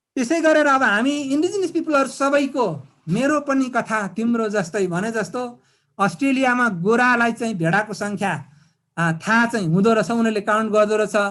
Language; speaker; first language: Nepali; non-native, local second language; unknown